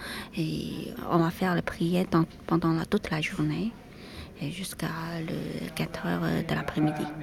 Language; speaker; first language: French; non-native, learner; Chinese